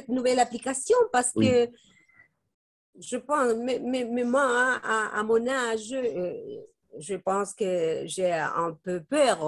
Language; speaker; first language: French; non-native, fluent; Spanish